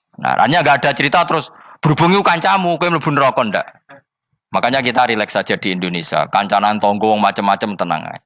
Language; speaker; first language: Malay; non-native, local second language; Javanese